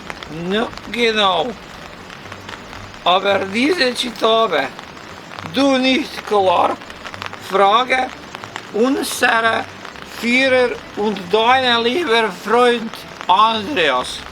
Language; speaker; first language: German; non-native, learner; Croatian